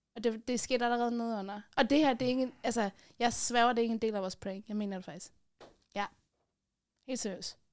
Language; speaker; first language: Danish; early bilingual, other home language; Persian